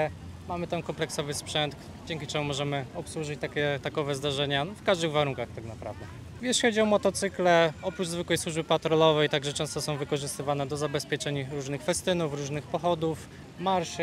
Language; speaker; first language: Polish; native; Polish